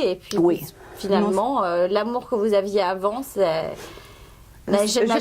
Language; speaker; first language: French; native; French